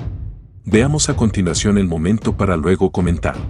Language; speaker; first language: Spanish; native; Spanish